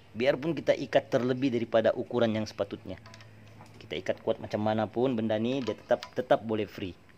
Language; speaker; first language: Malay; native; Malay